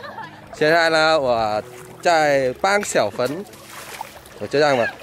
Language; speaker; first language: Chinese; non-native, learner; Vietnamese